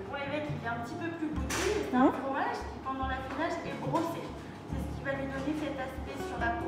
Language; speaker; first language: French; native; French